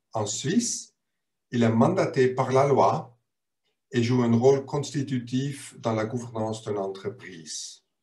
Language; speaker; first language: French; non-native, local second language; German